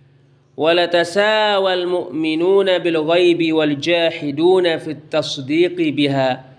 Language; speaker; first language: Arabic; non-native, fluent; Indonesian